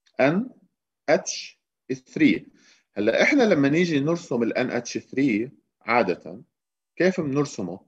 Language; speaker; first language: Arabic; native; Arabic